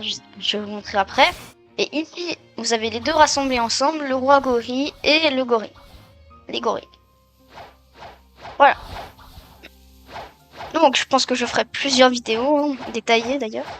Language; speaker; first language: French; native; French